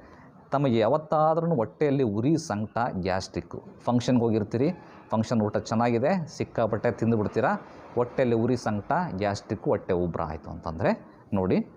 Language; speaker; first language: Kannada; native; Kannada